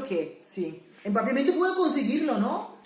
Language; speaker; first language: Spanish; non-native, fluent; Papiamento